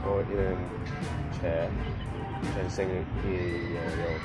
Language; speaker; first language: Korean; non-native, learner; English